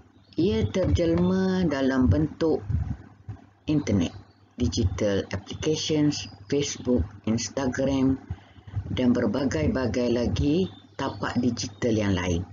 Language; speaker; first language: Malay; native; Malay